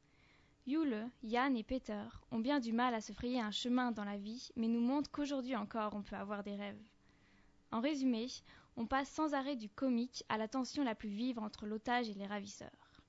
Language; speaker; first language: French; native; French